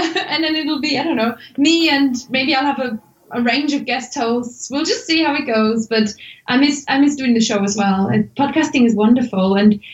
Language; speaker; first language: English; non-native, fluent; German